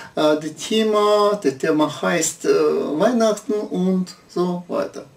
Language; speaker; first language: German; non-native, learner; Russian